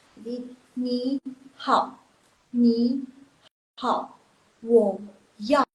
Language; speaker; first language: Chinese; non-native, fluent; Indonesian